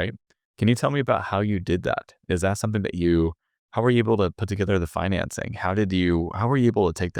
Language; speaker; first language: English; native; English